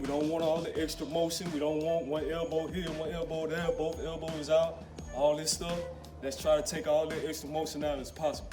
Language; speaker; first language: English; native; English